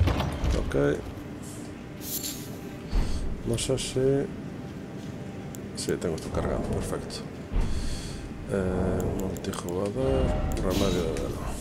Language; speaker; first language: Spanish; native; Spanish